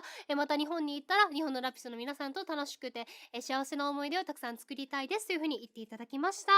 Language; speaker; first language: Japanese; native; Japanese